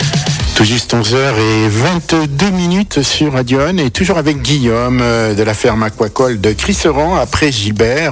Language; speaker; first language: French; native; French